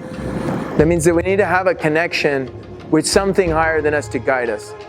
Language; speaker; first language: English; native; English